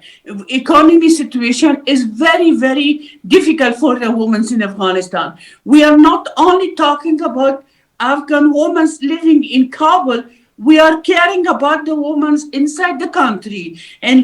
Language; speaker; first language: English; non-native, learner; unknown